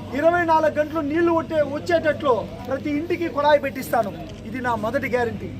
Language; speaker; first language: Telugu; native; Telugu